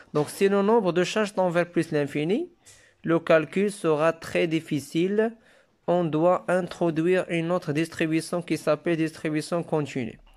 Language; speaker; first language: French; non-native, local second language; Arabic